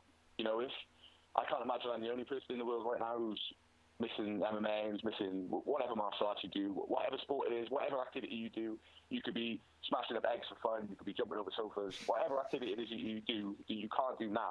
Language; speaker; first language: English; native; English